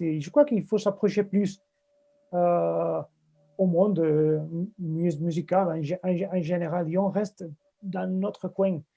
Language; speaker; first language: French; non-native, fluent; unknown